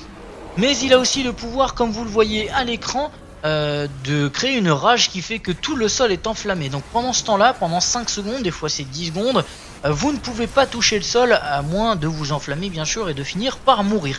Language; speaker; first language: French; native; French